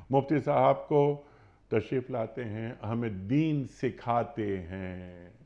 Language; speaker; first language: Urdu; native; Urdu